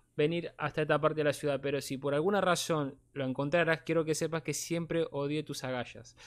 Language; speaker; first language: Spanish; native; Spanish